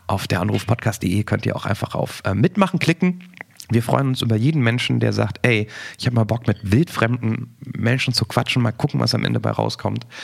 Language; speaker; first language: German; native; German